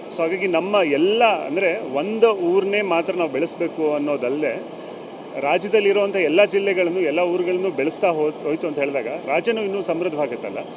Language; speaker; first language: Kannada; native; Kannada